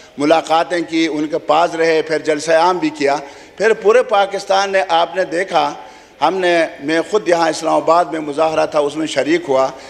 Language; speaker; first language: Urdu; non-native, local second language; Khowar